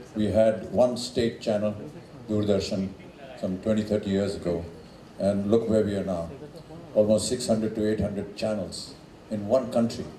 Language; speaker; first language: English; non-native, local second language; Hindi